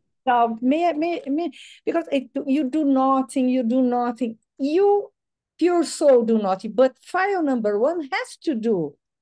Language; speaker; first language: English; non-native, learner; Portuguese